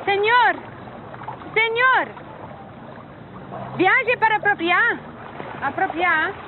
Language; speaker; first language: Portuguese; non-native, learner; English